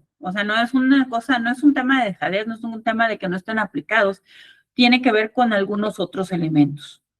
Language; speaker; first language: Spanish; native; Spanish